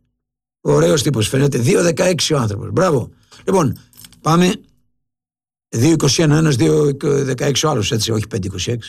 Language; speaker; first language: Greek; native; Greek